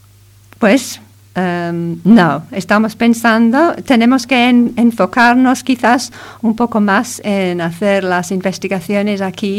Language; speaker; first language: Spanish; non-native, fluent; English